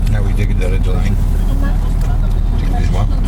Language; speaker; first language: English; non-native, learner; Italian